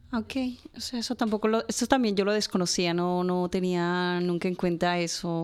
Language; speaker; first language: Spanish; native; Spanish